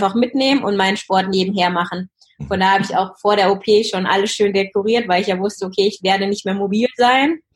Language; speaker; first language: German; native; German